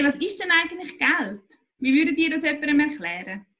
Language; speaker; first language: German; native; German